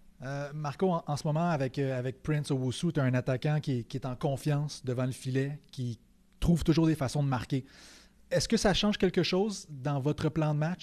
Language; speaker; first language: French; native; French